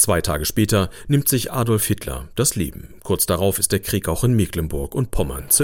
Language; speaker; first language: German; native; German